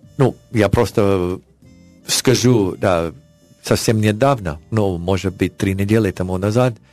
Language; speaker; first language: Russian; non-native, learner; English